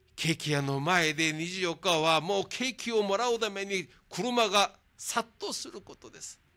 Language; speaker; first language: Japanese; non-native, fluent; Korean